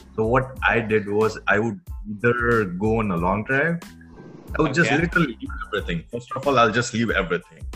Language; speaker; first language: English; non-native, local second language; Gujarati